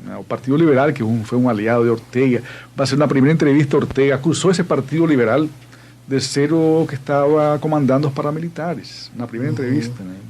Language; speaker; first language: Portuguese; non-native, fluent; Spanish